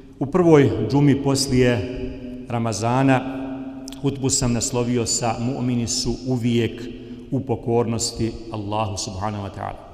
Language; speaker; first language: Bosnian; native; Bosnian